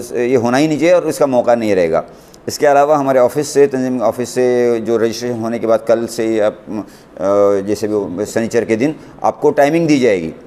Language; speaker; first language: Hindi; non-native, local second language; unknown